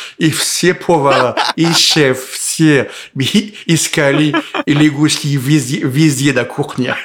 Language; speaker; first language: Russian; non-native, learner; French